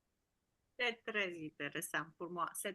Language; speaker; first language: French; non-native, learner; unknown